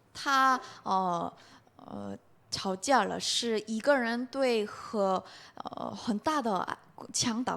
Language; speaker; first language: Chinese; non-native, learner; Korean